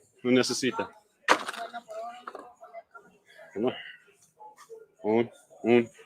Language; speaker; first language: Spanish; non-native, learner; English